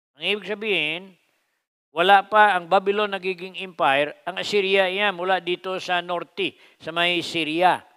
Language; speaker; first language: Filipino; non-native, local second language; Cebuano